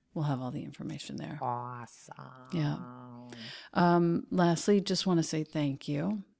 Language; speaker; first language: English; native; English